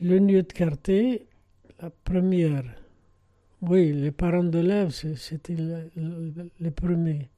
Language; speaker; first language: French; non-native, fluent; Arabic